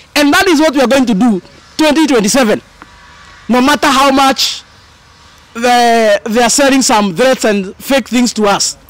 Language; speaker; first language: English; non-native, local second language; Kikuyu